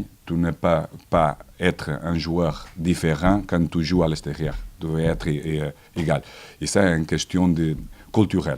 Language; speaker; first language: French; non-native, fluent; Portuguese